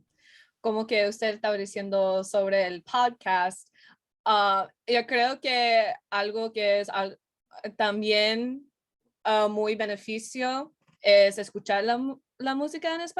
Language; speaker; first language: Spanish; non-native, learner; English